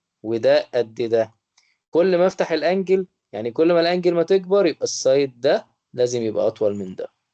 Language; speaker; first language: Arabic; native; Arabic